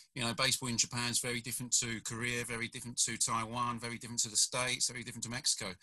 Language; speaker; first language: English; native; English